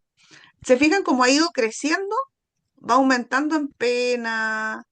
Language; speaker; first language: Spanish; native; Spanish